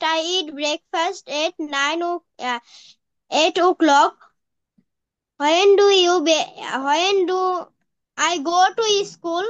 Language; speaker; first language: English; non-native, learner; Bangla